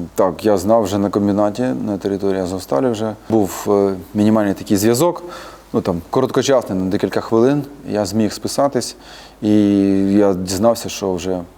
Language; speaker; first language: Ukrainian; native; Ukrainian